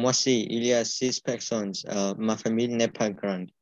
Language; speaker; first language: French; non-native, learner; English